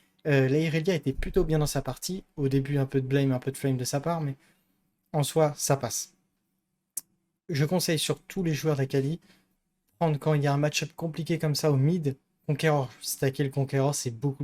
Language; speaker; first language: French; native; French